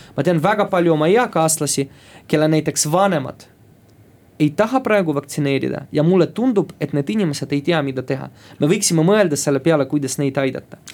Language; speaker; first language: Estonian; non-native, local second language; Russian